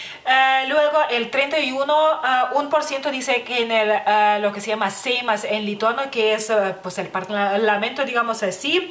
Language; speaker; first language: Spanish; non-native, fluent; Lithuanian